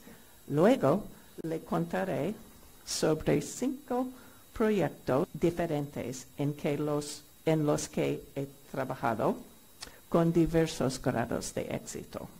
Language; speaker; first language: Spanish; non-native, fluent; English